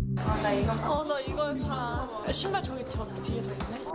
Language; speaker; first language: Korean; early bilingual, heritage; English